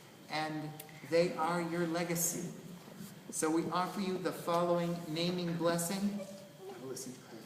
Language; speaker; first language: English; native; English